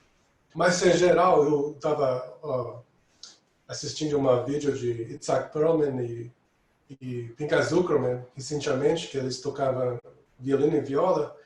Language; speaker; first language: Portuguese; non-native, fluent; English